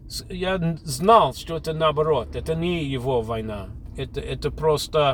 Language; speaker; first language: Russian; non-native, fluent; English